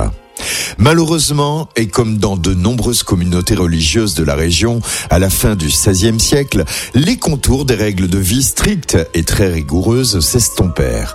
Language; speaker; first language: French; native; French